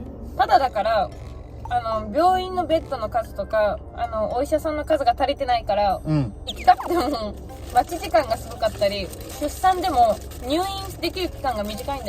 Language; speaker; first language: Japanese; native; Japanese